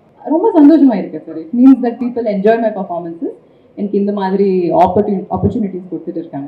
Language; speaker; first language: Tamil; non-native, fluent; Kannada